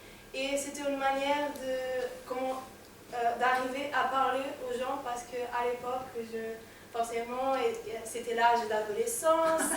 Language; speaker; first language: French; non-native, fluent; Portuguese